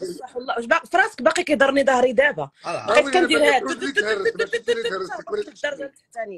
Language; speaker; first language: Arabic; native; Arabic